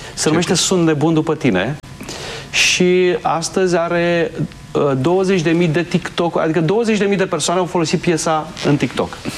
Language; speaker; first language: Romanian; native; Romanian